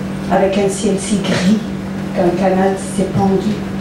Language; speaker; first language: French; non-native, local second language; Dutch